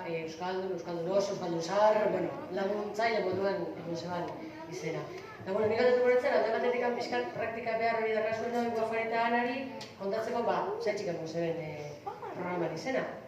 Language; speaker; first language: Basque; native; Basque